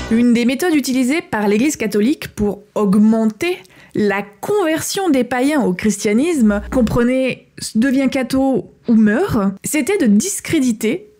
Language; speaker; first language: French; native; French